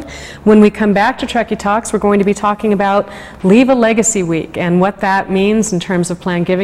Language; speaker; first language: English; native; English